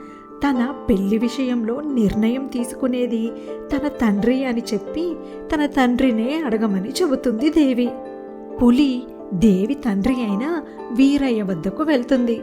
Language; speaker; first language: Telugu; native; Telugu